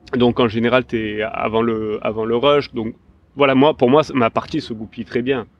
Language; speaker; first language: French; native; French